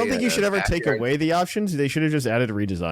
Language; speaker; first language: English; native; English